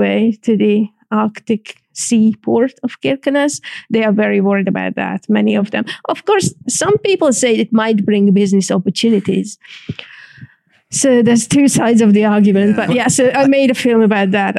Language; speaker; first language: English; non-native, fluent; Hungarian